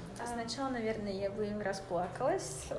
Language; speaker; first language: Russian; native; Russian